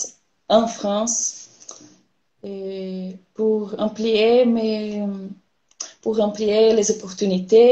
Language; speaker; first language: French; non-native, learner; Portuguese